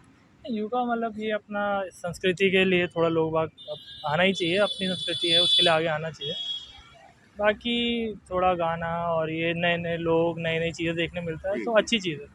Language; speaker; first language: Hindi; native; Hindi